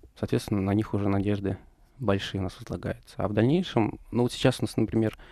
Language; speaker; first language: Russian; native; Russian